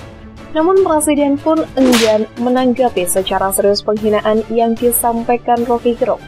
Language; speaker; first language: Indonesian; native; Indonesian